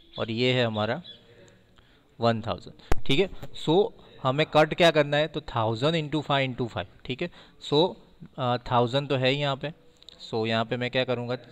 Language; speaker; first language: Hindi; non-native, local second language; Gujarati